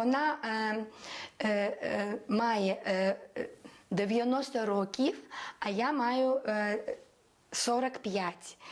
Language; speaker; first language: Ukrainian; non-native, local second language; Russian